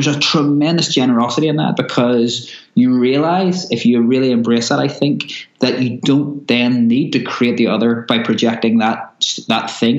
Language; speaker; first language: English; native; English